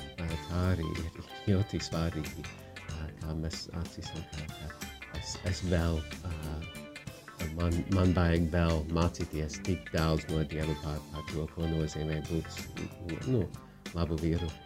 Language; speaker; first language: Latvian; non-native, fluent; English